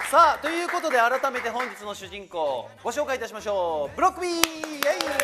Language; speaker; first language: Japanese; native; Japanese